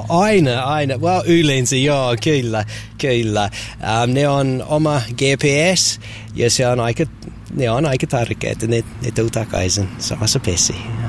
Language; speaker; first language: Finnish; non-native, learner; English